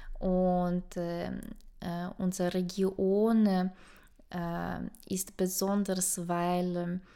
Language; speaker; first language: German; non-native, fluent; Ukrainian